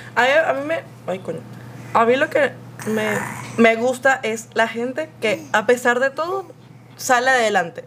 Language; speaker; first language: Spanish; native; Spanish